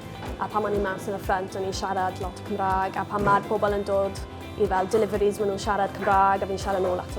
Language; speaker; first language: Welsh; non-native, local second language; English